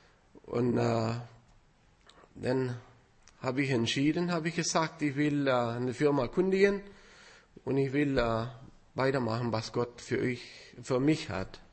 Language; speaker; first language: German; non-native, fluent; Spanish